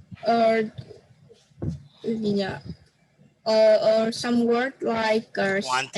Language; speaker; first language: English; non-native, learner; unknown